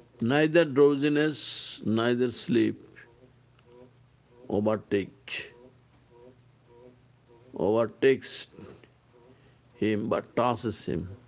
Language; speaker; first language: English; non-native, local second language; Bangla